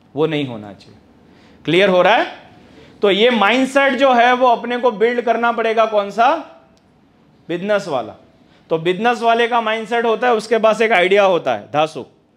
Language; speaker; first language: Hindi; non-native, local second language; Gujarati